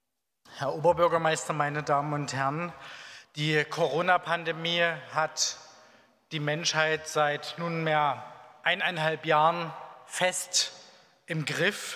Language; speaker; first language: German; native; German